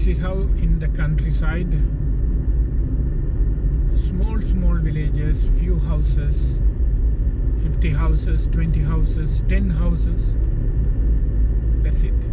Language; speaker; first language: English; non-native, fluent; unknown